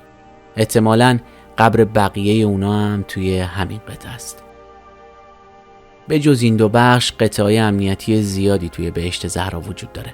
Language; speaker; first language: Persian; native; Persian